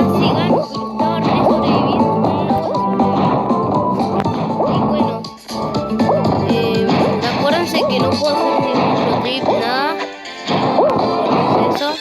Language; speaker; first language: Spanish; native; Spanish